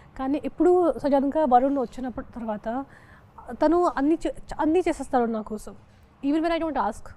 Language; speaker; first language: Telugu; non-native, fluent; Hindi